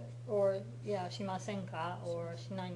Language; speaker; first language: Japanese; non-native, fluent; English